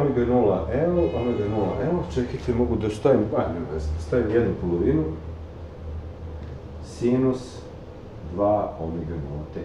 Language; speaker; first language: Serbian; native; Serbian